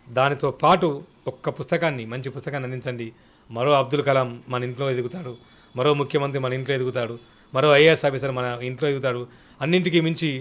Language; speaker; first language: Telugu; native; Telugu